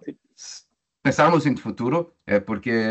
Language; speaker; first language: Spanish; non-native, learner; Portuguese